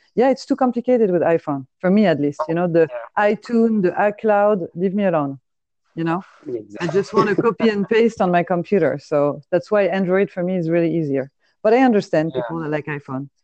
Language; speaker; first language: English; non-native, fluent; French